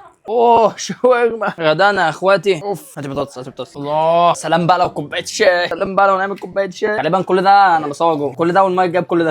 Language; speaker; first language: Arabic; native; Arabic